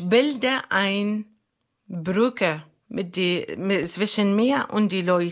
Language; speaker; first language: German; non-native, learner; Arabic